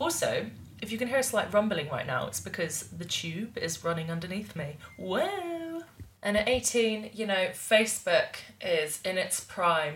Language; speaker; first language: English; native; English